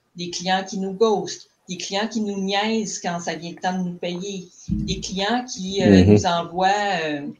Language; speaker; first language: French; native; French